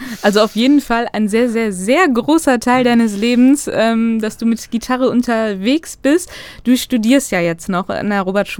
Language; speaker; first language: German; native; German